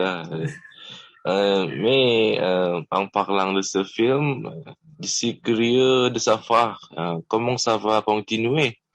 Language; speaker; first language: French; non-native, learner; Indonesian